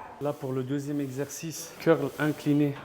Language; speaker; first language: French; native; French